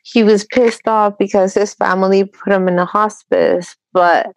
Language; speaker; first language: English; early bilingual, other home language; Spanish